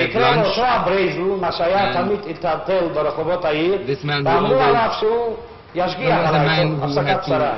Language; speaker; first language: Hebrew; non-native, fluent; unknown